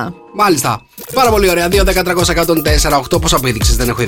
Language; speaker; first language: Greek; native; Greek